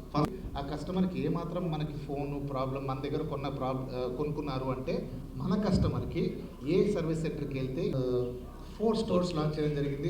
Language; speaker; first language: Telugu; native; Telugu